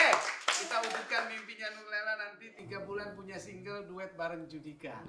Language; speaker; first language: Indonesian; native; Indonesian